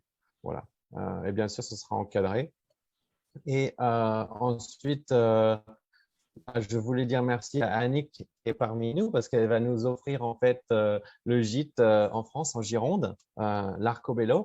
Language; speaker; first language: French; native; French